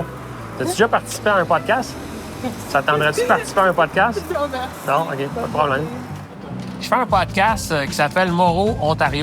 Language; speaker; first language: French; native; French